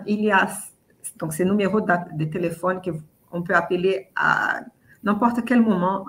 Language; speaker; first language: French; non-native, fluent; Portuguese